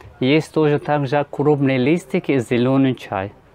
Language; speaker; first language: Russian; non-native, learner; Turkish